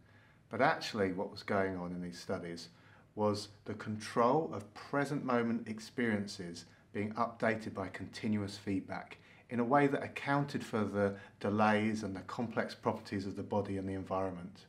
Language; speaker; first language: English; native; English